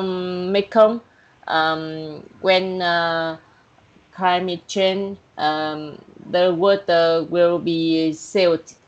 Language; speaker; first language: English; non-native, learner; Vietnamese